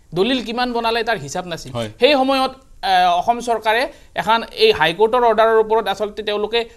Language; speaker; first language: Assamese; native; Assamese